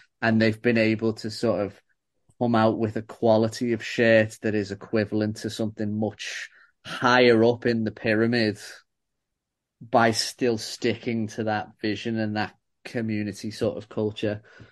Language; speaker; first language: English; native; English